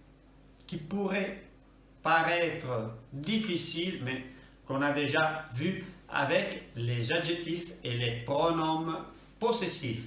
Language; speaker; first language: French; non-native, fluent; Italian